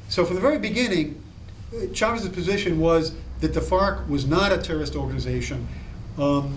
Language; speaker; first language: English; native; English